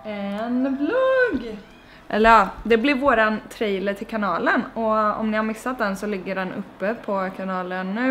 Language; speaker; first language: Swedish; native; Swedish